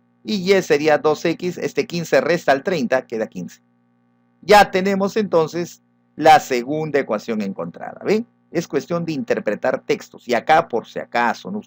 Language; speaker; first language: Spanish; native; Spanish